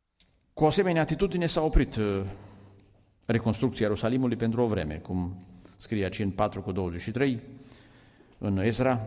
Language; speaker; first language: Romanian; native; Romanian